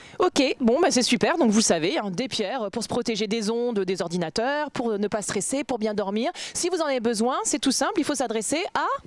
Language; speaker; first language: French; native; French